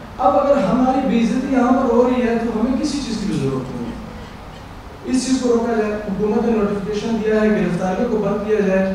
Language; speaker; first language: Urdu; non-native, local second language; Pashto